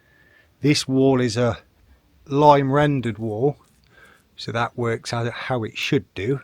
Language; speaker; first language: English; native; English